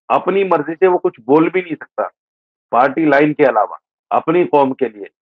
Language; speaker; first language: Urdu; native; Urdu